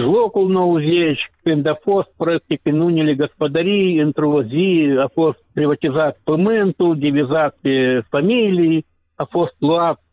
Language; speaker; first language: Romanian; non-native, local second language; Russian